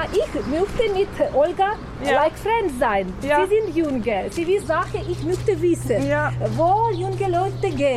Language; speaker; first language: German; non-native, learner; Ukrainian